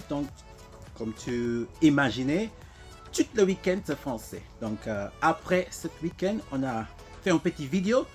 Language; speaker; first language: French; non-native, learner; English